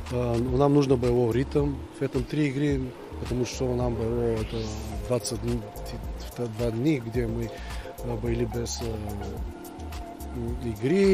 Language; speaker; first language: Russian; non-native, learner; Bulgarian